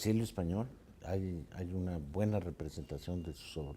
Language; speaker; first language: Spanish; native; Spanish